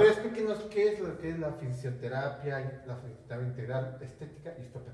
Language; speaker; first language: Spanish; native; Spanish